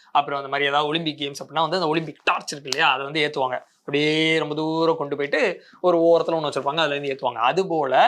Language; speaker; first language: Tamil; native; Tamil